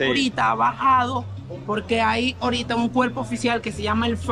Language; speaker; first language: Spanish; native; Spanish